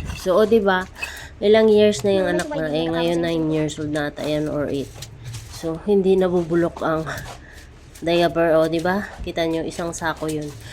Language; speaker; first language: Filipino; non-native, local second language; Cebuano